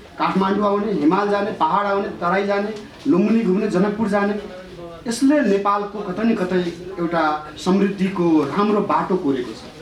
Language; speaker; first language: Nepali; non-native, local second language; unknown